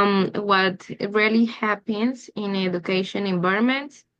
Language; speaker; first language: English; non-native, learner; Spanish